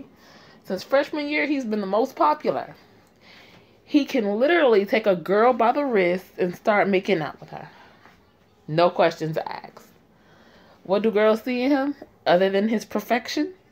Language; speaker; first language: English; native; English